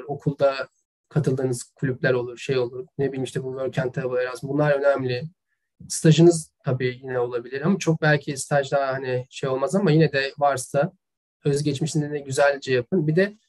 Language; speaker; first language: Turkish; native; Turkish